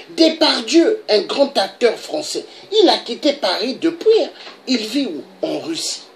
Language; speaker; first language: French; non-native, local second language; Lingala